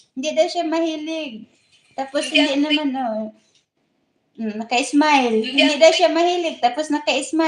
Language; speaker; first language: Filipino; non-native, local second language; Cebuano